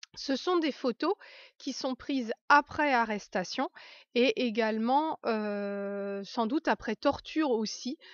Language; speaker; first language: French; native; French